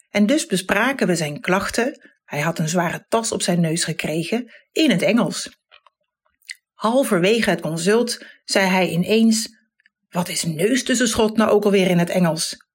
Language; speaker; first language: Dutch; native; Dutch